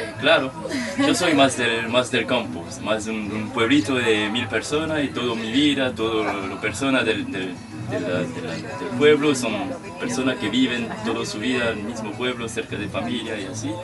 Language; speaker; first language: Spanish; non-native, fluent; French